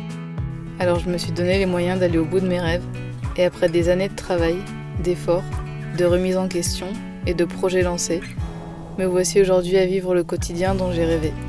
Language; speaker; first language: French; native; French